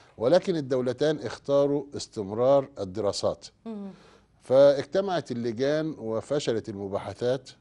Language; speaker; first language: Arabic; native; Arabic